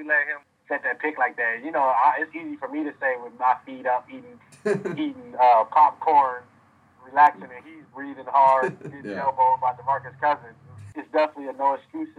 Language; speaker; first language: English; native; English